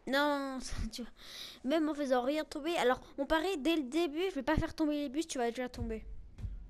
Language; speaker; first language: French; native; French